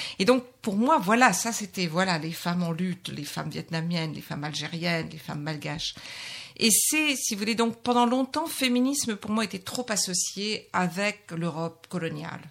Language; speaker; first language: French; native; French